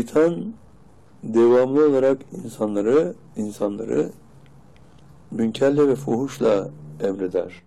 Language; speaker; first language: Turkish; native; Turkish